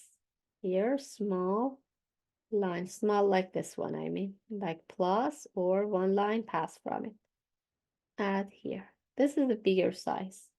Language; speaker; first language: English; non-native, fluent; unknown